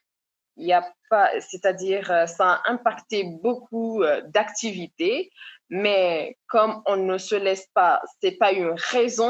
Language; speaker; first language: French; non-native, local second language; Comorian